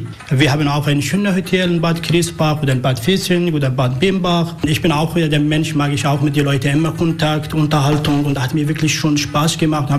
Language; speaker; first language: German; non-native, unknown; Arabic